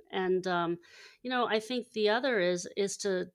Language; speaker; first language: English; native; English